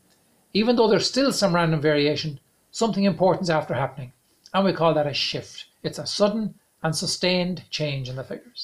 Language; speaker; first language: English; native; English